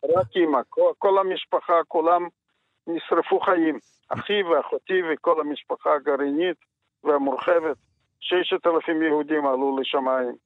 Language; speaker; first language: Hebrew; non-native, fluent; Yiddish